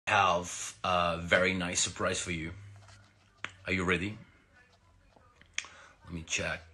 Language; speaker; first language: English; non-native, learner; Italian